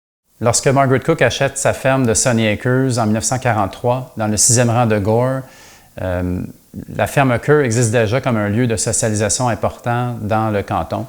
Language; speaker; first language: French; native; French